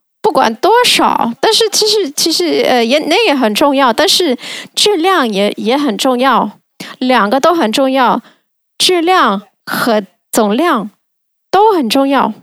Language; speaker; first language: Chinese; non-native, fluent; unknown